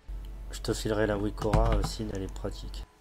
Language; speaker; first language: French; native; French